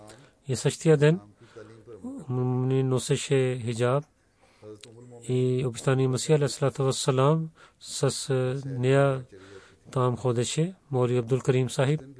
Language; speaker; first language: Bulgarian; non-native, learner; Urdu